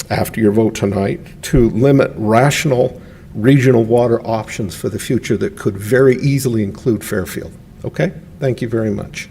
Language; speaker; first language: English; native; English